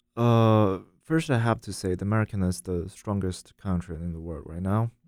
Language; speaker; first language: English; non-native, learner; Chinese